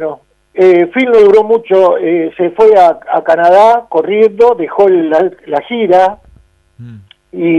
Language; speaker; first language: Spanish; native; Spanish